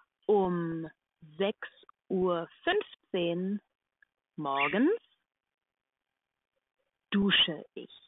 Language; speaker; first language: German; non-native, fluent; English